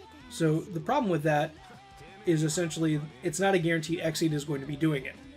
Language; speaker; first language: English; native; English